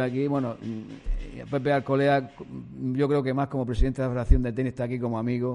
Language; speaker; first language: Spanish; native; Spanish